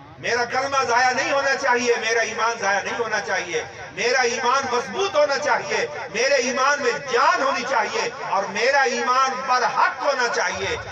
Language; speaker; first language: Urdu; non-native, local second language; Punjabi